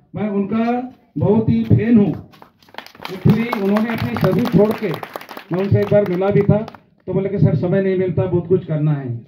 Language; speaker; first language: Hindi; non-native, local second language; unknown